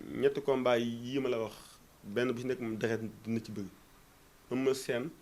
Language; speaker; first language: Wolof; non-native, local second language; Fula